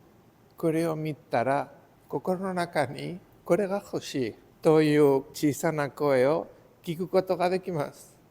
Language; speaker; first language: Japanese; non-native, learner; Spanish